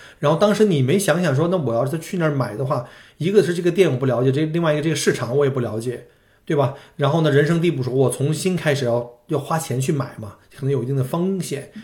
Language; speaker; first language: Chinese; native; Chinese